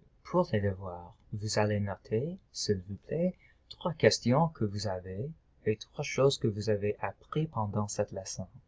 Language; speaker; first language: French; non-native, local second language; English